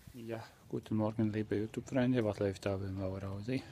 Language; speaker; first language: German; native; German